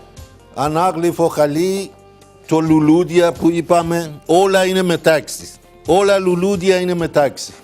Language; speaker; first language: Greek; non-native, learner; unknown